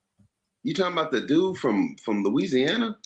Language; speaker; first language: English; native; English